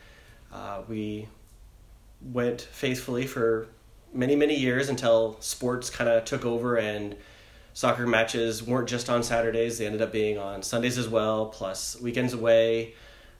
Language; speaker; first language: English; native; English